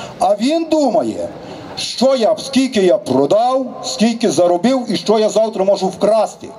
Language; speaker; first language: Ukrainian; native; Ukrainian